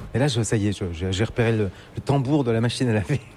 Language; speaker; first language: French; native; French